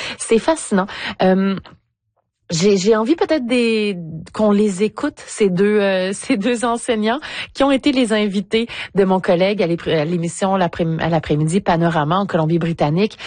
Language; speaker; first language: French; native; French